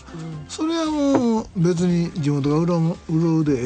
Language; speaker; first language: Japanese; native; Japanese